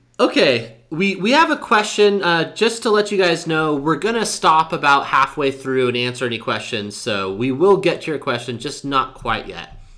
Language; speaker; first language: English; native; English